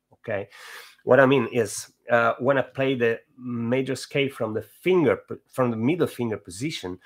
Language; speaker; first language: English; non-native, fluent; Italian